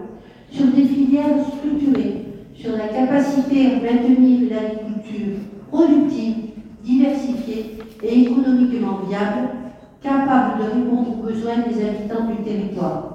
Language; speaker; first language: French; native; French